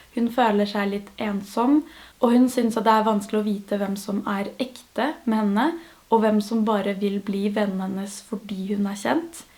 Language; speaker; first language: Norwegian; non-native, fluent; French